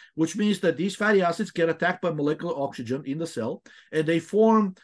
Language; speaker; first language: English; non-native, fluent; Bulgarian